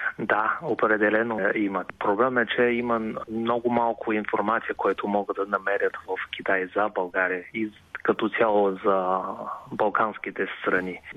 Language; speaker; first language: Bulgarian; non-native, fluent; Chinese